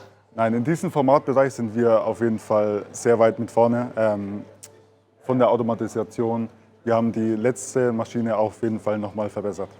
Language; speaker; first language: German; native; German